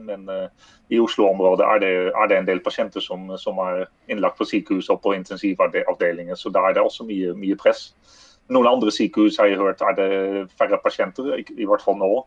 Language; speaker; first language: Norwegian; non-native, fluent; Dutch